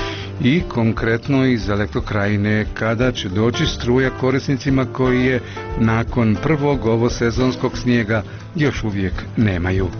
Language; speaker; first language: Croatian; native; Croatian